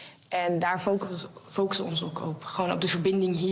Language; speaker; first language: Dutch; native; Dutch